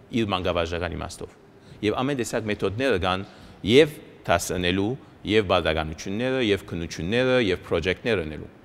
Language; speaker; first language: Armenian; early bilingual, heritage; Armenian